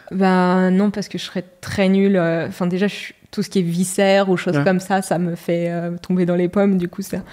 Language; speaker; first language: French; native; French